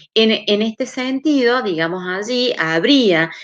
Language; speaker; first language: Spanish; native; Spanish